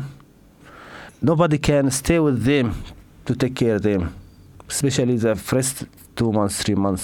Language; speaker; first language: English; non-native, learner; Arabic